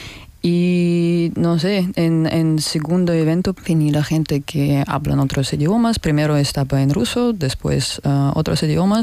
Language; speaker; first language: Spanish; non-native, learner; Russian